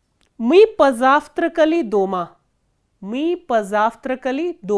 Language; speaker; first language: Russian; non-native, fluent; Hindi